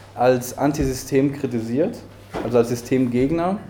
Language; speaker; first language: German; early bilingual, heritage; Spanish